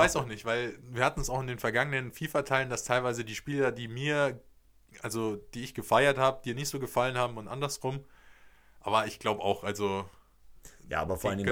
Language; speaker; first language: German; native; German